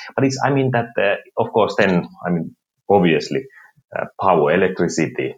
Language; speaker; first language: English; non-native, fluent; Finnish